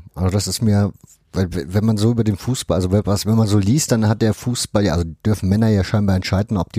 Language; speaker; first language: German; native; German